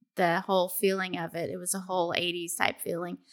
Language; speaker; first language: English; native; English